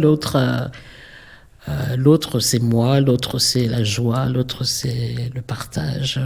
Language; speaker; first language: French; native; French